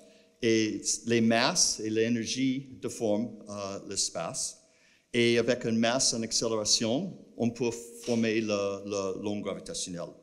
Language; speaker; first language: French; non-native, fluent; English